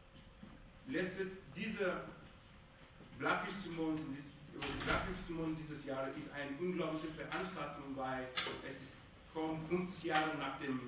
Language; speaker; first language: German; non-native, fluent; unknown